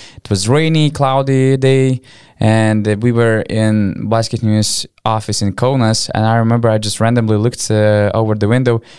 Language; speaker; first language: English; non-native, fluent; Lithuanian